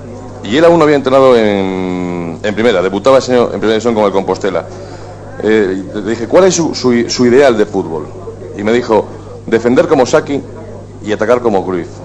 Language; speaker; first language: Spanish; native; Spanish